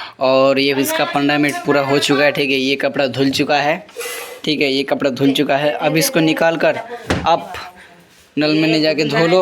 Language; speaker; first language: Hindi; non-native, local second language; Bangla